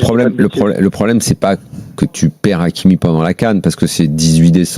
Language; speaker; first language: French; native; French